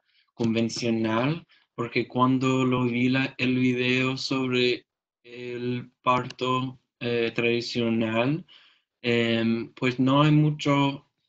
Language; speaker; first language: Spanish; non-native, learner; English